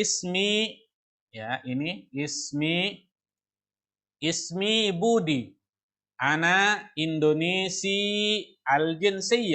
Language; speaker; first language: Arabic; non-native, fluent; Indonesian